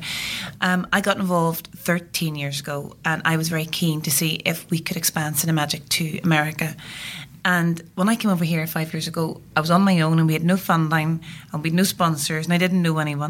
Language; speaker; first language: English; native; English